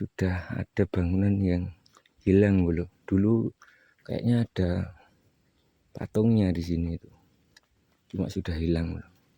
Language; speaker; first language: Indonesian; non-native, local second language; Javanese